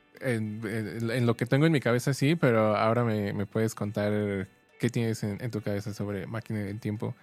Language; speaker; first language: Spanish; native; Spanish